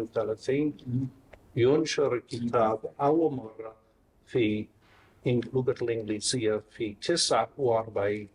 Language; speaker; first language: Arabic; non-native, fluent; English